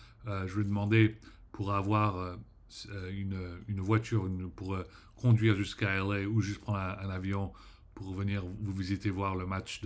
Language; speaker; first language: French; early bilingual, heritage; French